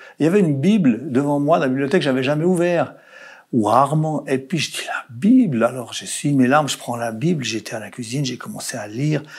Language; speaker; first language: French; native; French